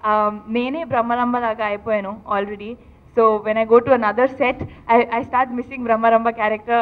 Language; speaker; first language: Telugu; non-native, learner; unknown